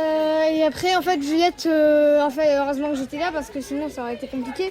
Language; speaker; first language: French; native; French